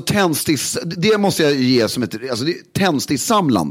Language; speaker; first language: Swedish; native; Swedish